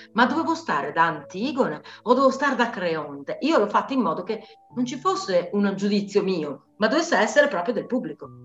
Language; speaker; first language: Italian; native; Italian